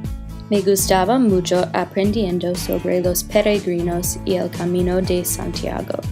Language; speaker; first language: Spanish; non-native, learner; English